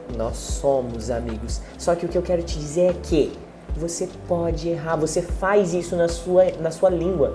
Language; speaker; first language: Portuguese; native; Portuguese